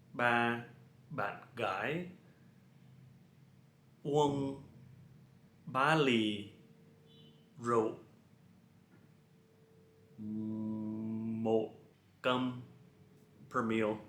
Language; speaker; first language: Vietnamese; non-native, learner; English